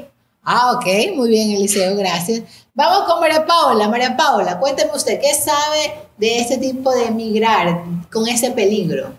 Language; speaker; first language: Spanish; native; Spanish